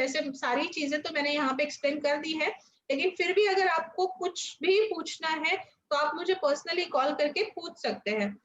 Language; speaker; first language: Hindi; non-native, local second language; Marathi